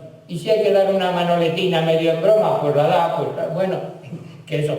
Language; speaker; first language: Spanish; native; Spanish